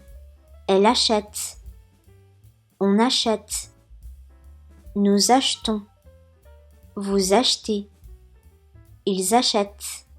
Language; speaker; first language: French; non-native, fluent; Japanese